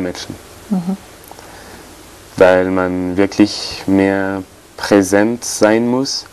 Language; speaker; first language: German; non-native, fluent; French